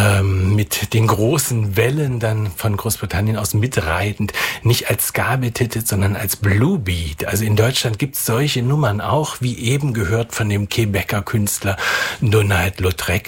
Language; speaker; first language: German; native; German